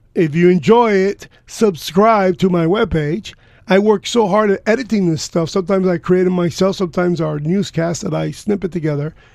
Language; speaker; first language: English; early bilingual, other home language; Spanish